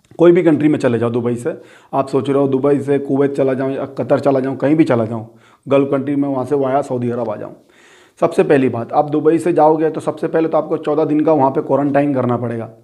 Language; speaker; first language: Hindi; native; Hindi